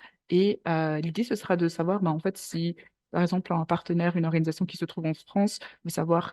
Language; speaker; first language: French; native; French